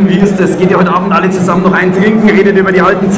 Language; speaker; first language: German; native; German